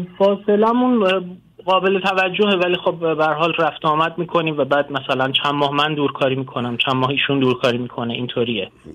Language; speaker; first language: Persian; non-native, local second language; Kurdish